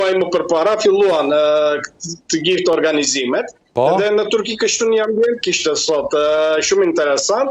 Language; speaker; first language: Albanian; early bilingual, heritage; Albanian